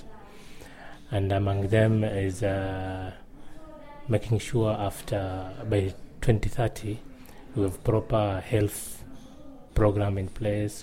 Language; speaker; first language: English; non-native, local second language; Swahili